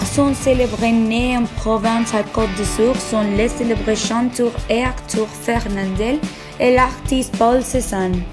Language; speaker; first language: French; non-native, learner; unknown